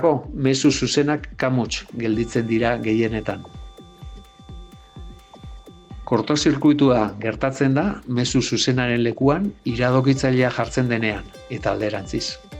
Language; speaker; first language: Basque; native; Basque